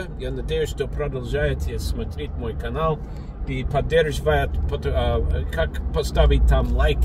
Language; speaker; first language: Russian; non-native, learner; English